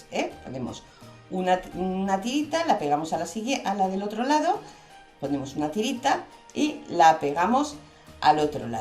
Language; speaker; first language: Spanish; native; Spanish